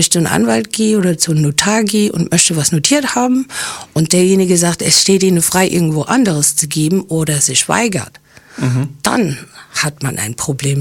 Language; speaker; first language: German; early bilingual, other home language; English